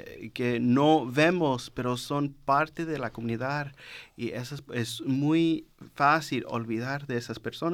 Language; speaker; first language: Spanish; early bilingual, heritage; Spanish